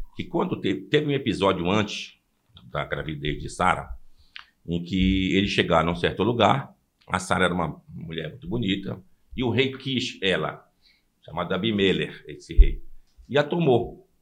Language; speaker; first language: Portuguese; native; Portuguese